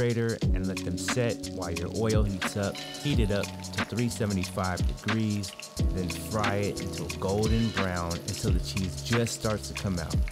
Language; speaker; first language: English; native; English